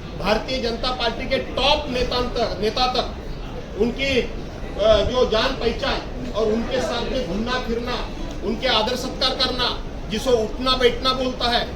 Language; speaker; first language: Hindi; non-native, local second language; Marathi